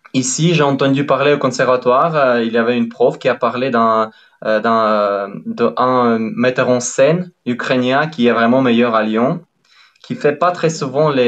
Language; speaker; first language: French; non-native, fluent; Ukrainian